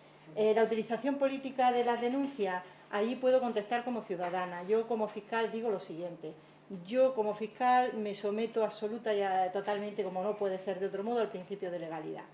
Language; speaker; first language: Spanish; native; Spanish